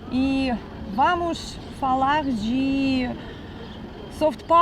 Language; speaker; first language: Portuguese; non-native, fluent; Russian